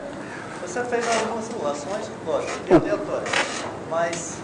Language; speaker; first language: Portuguese; native; Portuguese